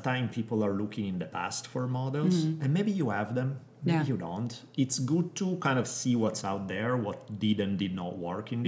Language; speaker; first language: English; non-native, fluent; Italian